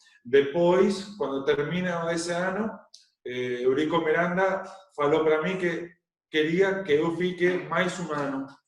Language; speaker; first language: Portuguese; non-native, learner; Spanish